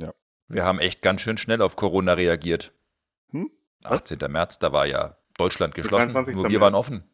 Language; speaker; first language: German; native; German